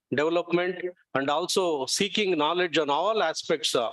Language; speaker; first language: English; non-native, local second language; Kannada